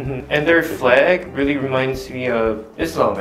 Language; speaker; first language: English; non-native, fluent; Korean